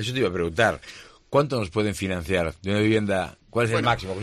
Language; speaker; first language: Spanish; native; Spanish